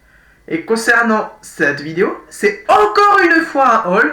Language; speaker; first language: French; native; French